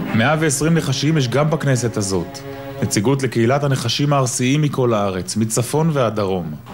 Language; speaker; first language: Hebrew; native; Hebrew